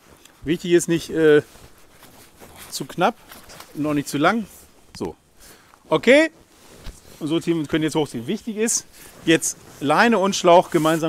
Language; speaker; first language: German; native; German